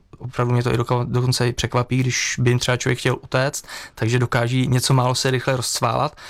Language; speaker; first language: Czech; native; Czech